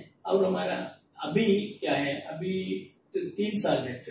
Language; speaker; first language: Hindi; non-native, local second language; Malayalam